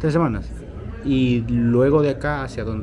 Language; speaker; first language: Spanish; native; Spanish